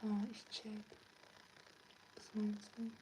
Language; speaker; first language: German; early bilingual, other home language; Turkish